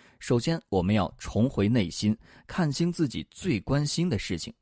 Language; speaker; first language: Chinese; native; Chinese